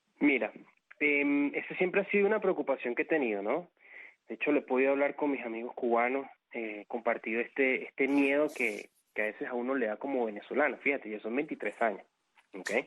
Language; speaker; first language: Spanish; native; Spanish